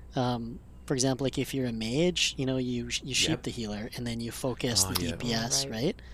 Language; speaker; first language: English; native; English